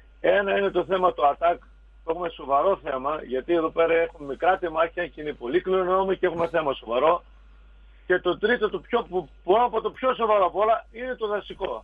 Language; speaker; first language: Greek; native; Greek